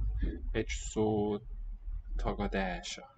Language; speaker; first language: Hungarian; non-native, learner; English